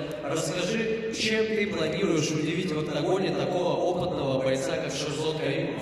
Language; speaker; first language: Russian; native; Russian